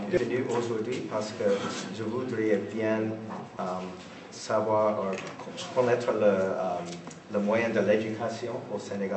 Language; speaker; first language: French; non-native, fluent; English